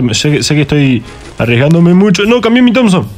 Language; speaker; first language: Spanish; native; Spanish